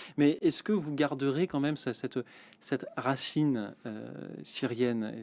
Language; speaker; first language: French; native; French